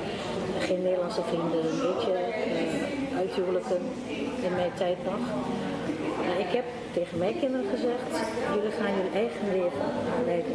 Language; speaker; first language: Dutch; early bilingual, other home language; Turkish